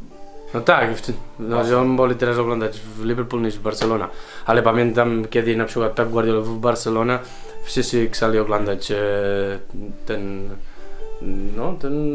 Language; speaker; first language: Polish; non-native, learner; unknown